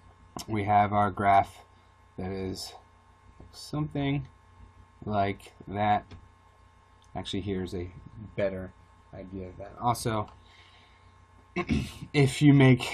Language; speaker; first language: English; native; English